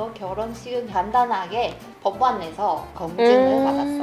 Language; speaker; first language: Korean; non-native, learner; Chinese